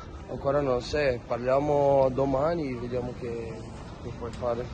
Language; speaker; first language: Italian; non-native, learner; Portuguese